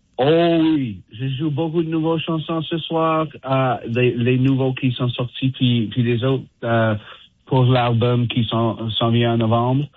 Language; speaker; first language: French; non-native, learner; English